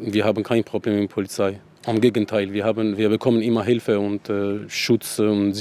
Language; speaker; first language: German; non-native, learner; Arabic